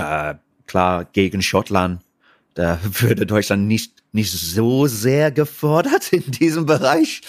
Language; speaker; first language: German; non-native, fluent; English